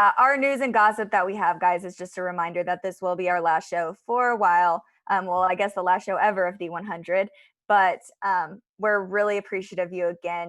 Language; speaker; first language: English; native; English